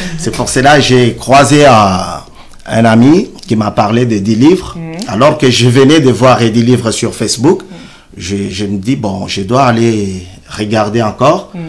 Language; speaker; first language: French; non-native, local second language; Luba-Lulua